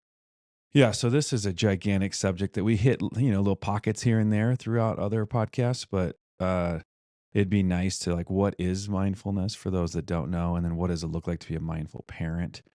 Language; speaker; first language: English; native; English